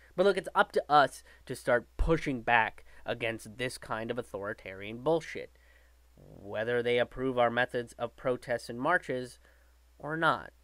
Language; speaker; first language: English; native; English